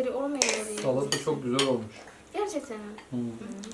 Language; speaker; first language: Turkish; non-native, learner; Indonesian